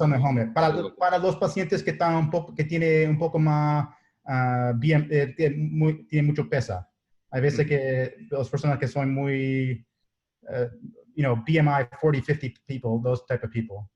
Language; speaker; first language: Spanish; non-native, learner; English